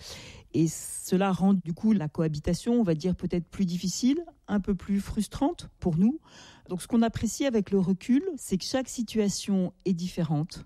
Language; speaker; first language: French; native; French